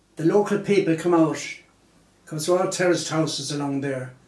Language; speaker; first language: English; native; English